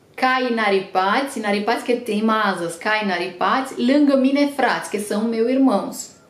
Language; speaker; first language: Portuguese; non-native, fluent; Romanian